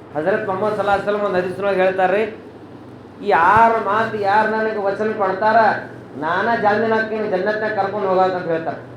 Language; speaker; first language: Kannada; non-native, local second language; Urdu